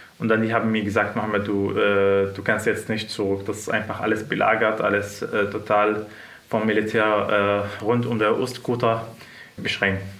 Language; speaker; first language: German; non-native, fluent; Arabic